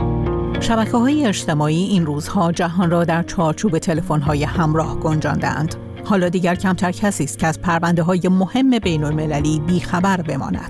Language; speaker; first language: Persian; native; Persian